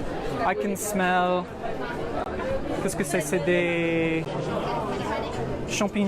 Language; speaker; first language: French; non-native, fluent; English